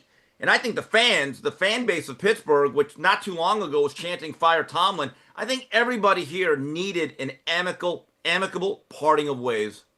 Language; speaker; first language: English; native; English